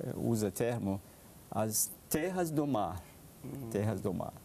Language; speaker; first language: Portuguese; non-native, fluent; Persian